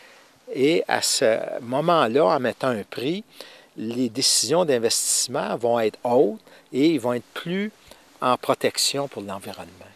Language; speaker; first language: French; native; French